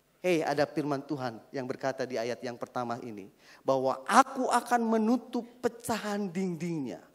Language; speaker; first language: Indonesian; native; Indonesian